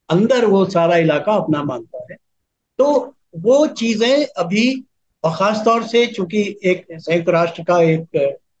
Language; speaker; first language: Hindi; native; Hindi